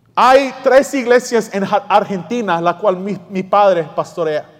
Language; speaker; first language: Spanish; early bilingual, heritage; English